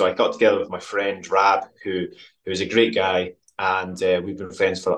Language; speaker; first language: English; native; English